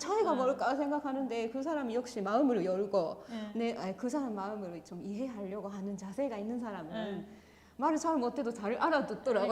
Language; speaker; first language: Korean; non-native, fluent; Japanese